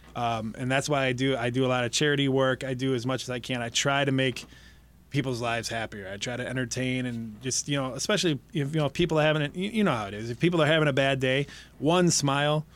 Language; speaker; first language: English; native; English